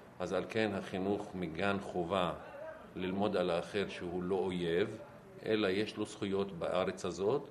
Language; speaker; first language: Hebrew; non-native, local second language; Arabic